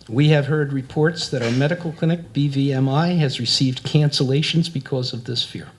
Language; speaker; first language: English; native; English